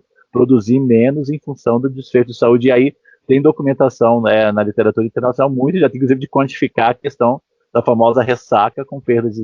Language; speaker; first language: Portuguese; native; Portuguese